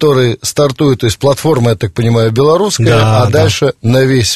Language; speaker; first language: Russian; native; Russian